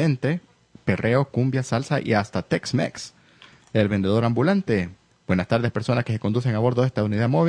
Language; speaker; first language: Spanish; native; Spanish